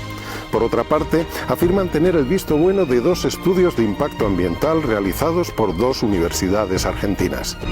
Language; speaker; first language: Spanish; native; Spanish